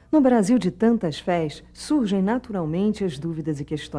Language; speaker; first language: Portuguese; native; Portuguese